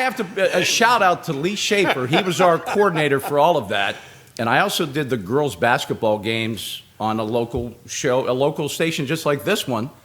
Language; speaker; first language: English; native; English